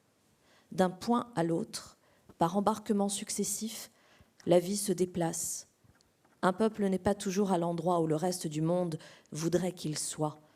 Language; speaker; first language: French; native; French